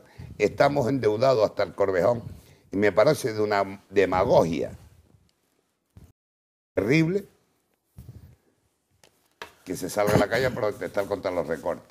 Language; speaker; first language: Spanish; native; Spanish